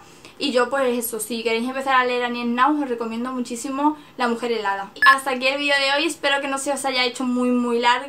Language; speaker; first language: Spanish; native; Spanish